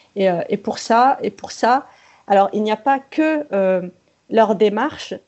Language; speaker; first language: French; native; French